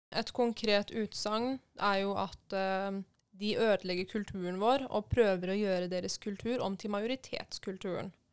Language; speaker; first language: Norwegian; early bilingual, other home language; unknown